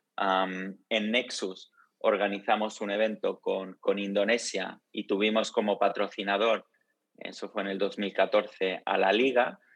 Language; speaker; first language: Spanish; early bilingual, other home language; Italian